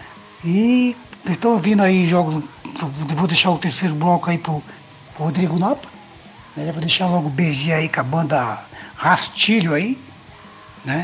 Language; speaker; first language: Portuguese; native; Portuguese